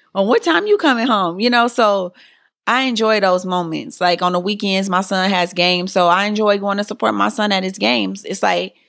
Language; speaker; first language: English; native; English